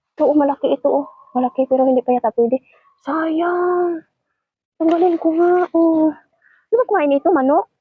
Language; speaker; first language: Filipino; non-native, local second language; Cebuano